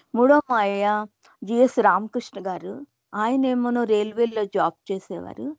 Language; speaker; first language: Telugu; non-native, local second language; Hindi